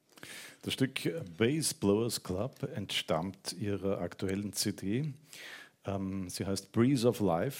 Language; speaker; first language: German; native; German